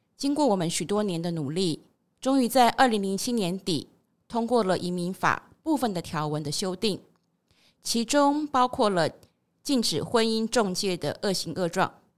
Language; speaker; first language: Chinese; native; Chinese